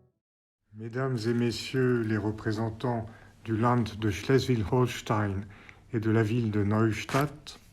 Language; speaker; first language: French; native; French